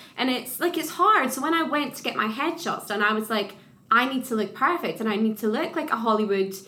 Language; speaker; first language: English; native; English